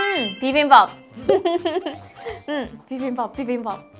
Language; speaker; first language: Korean; non-native, learner; Filipino